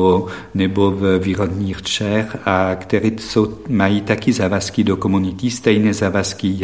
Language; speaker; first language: Czech; non-native, fluent; French